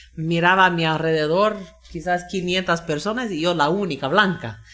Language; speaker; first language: Spanish; non-native, fluent; English